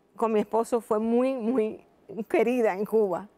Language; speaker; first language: Spanish; native; Spanish